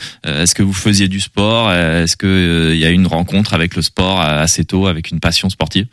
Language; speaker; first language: French; native; French